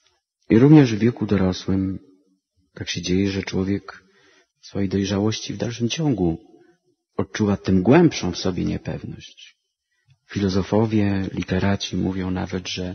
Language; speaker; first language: Polish; native; Polish